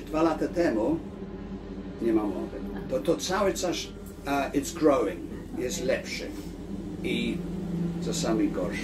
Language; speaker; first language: Polish; early bilingual, heritage; Polish